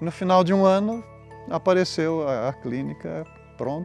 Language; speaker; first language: Portuguese; native; Portuguese